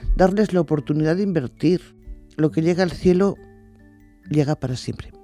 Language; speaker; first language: Spanish; native; Spanish